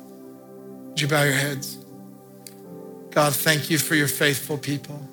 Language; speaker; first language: English; native; English